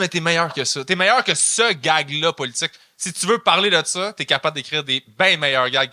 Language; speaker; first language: French; native; French